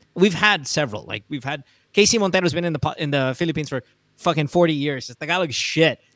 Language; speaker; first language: English; native; English